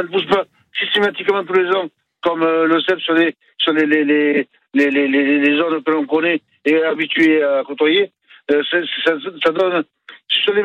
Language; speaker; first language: French; native; French